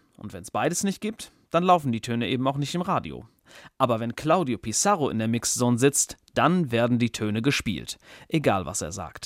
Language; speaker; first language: German; native; German